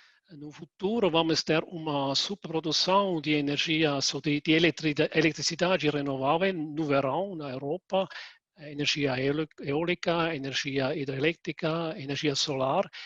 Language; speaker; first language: Portuguese; non-native, fluent; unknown